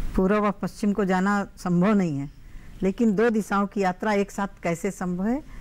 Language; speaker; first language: Hindi; native; Hindi